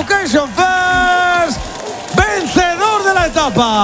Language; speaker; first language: Spanish; native; Spanish